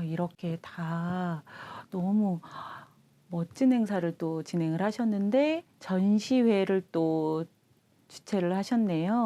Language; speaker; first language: Korean; native; Korean